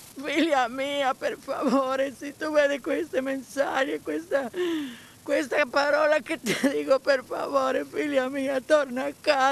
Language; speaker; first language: Italian; non-native, learner; Spanish